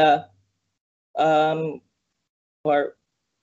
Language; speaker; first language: English; non-native, local second language; Cebuano